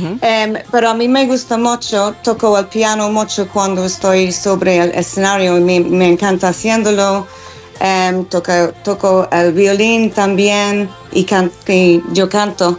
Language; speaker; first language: Spanish; non-native, fluent; English